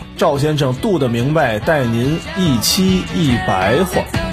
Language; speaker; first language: Chinese; native; Chinese